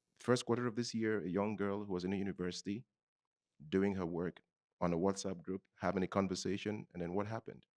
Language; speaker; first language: English; non-native, local second language; Yoruba